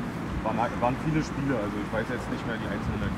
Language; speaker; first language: German; native; German